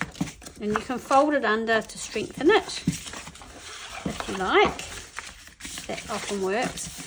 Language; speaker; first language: English; native; English